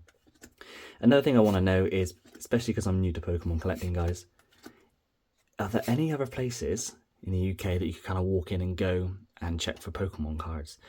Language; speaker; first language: English; native; English